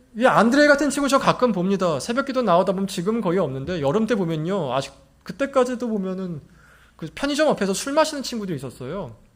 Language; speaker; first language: Korean; native; Korean